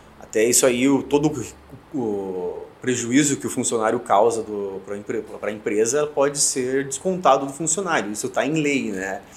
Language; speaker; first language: Portuguese; native; Portuguese